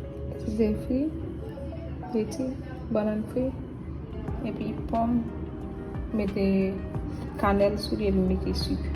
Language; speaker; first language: French; non-native, learner; Haitian Creole